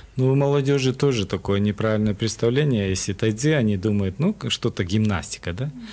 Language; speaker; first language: Russian; non-native, local second language; Kyrgyz